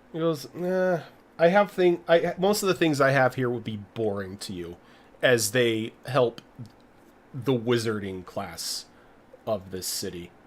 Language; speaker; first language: English; native; English